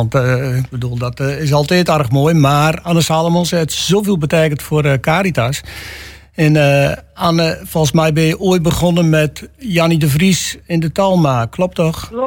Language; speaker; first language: Dutch; native; Dutch